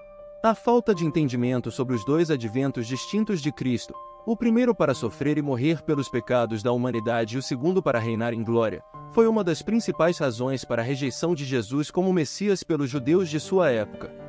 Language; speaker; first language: Portuguese; native; Portuguese